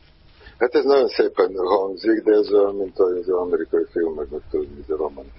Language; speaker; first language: Hungarian; non-native, fluent; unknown